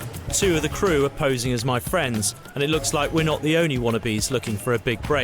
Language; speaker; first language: English; native; English